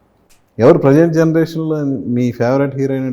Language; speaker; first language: Telugu; native; Telugu